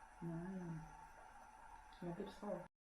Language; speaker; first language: German; non-native, learner; Filipino